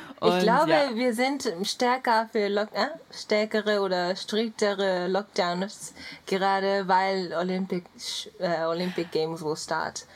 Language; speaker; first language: German; non-native, learner; Japanese